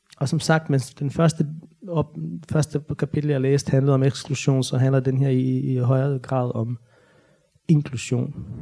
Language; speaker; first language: Danish; non-native, fluent; Bosnian